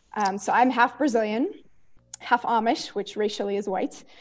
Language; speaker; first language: English; native; English